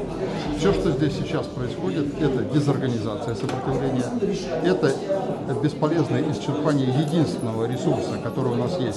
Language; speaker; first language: Russian; native; Russian